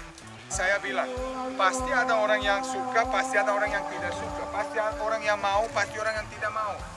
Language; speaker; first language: Indonesian; non-native, learner; Portuguese